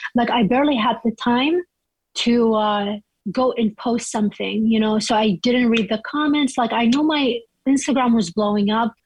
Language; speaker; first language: English; non-native, fluent; Arabic